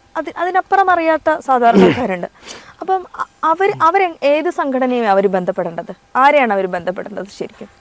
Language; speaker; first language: Malayalam; native; Malayalam